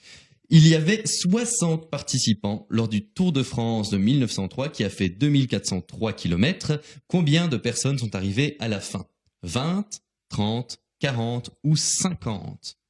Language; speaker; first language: French; native; French